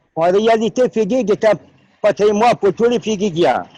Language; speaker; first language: French; non-native, local second language; Arabic